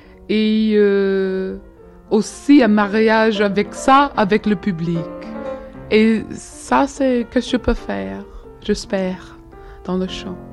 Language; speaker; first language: French; non-native, fluent; English